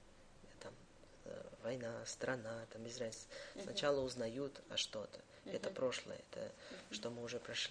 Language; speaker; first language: Russian; early bilingual, heritage; Russian